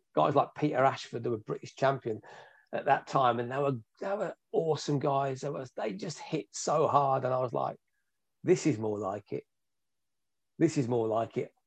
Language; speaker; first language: English; native; English